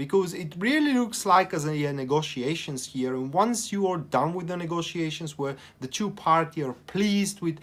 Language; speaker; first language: English; non-native, fluent; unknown